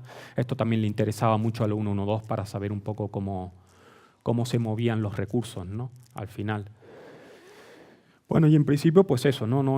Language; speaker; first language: Spanish; native; Spanish